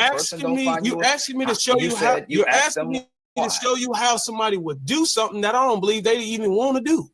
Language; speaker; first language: English; native; English